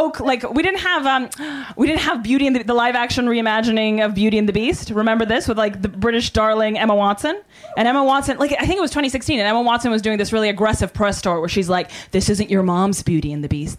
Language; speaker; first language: English; non-native, fluent; Russian